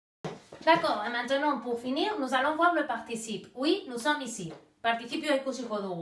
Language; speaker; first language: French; non-native, fluent; Basque